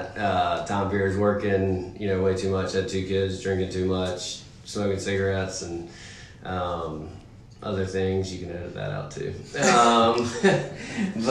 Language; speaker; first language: English; native; English